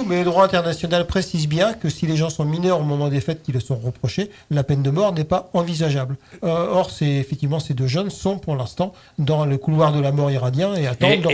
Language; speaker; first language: French; native; French